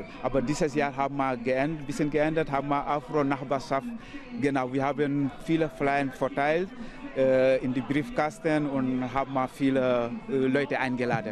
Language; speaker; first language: German; non-native, learner; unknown